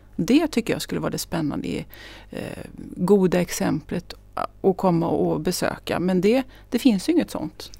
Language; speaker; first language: Swedish; native; Swedish